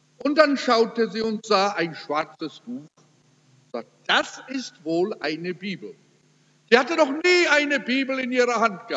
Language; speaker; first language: German; early bilingual, heritage; German